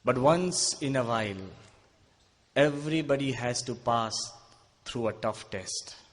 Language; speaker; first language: English; non-native, local second language; Gujarati